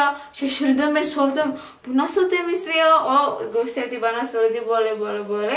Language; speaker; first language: Turkish; non-native, learner; Indonesian